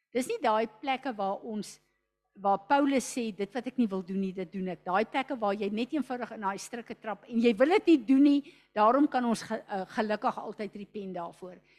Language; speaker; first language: Afrikaans; native; Afrikaans